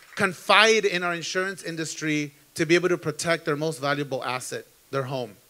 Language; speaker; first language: English; early bilingual, other home language; Spanish